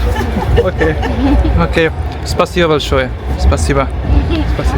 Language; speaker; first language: Russian; non-native, learner; Hindi